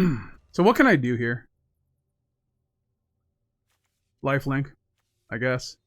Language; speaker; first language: English; native; English